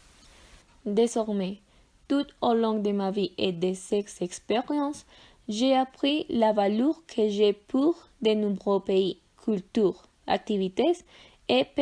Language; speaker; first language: French; non-native, learner; Spanish